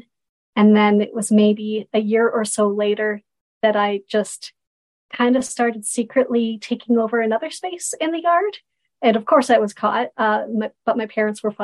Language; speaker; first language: English; native; English